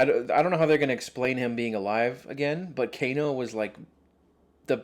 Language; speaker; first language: English; native; English